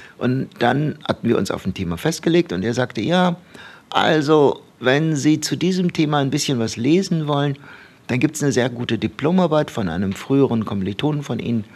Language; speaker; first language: German; early bilingual, other home language; Turkish